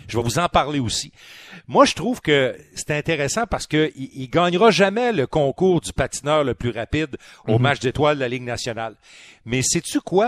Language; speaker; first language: French; native; French